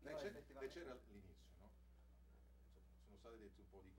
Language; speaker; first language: Italian; native; Italian